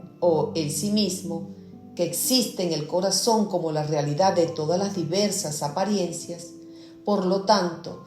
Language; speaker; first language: Spanish; native; Spanish